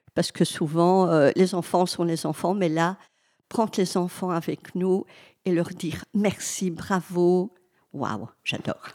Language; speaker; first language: French; native; French